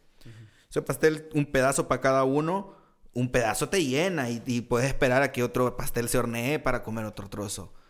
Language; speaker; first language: Spanish; native; Spanish